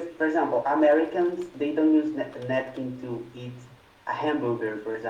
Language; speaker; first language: English; non-native, fluent; Portuguese